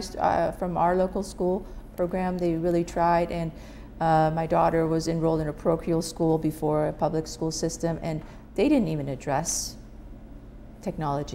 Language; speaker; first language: English; non-native, fluent; Persian